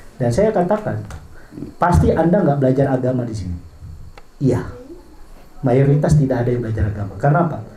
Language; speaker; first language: Indonesian; non-native, local second language; Madurese